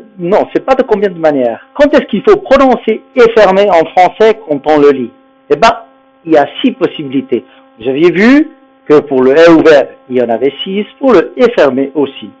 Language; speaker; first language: French; non-native, fluent; Spanish